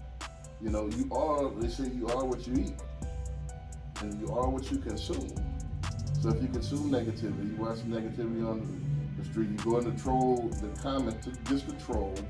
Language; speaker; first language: English; native; English